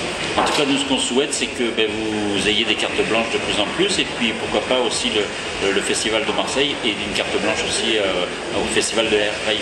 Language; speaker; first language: French; native; French